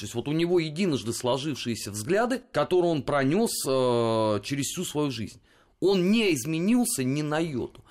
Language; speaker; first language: Russian; native; Russian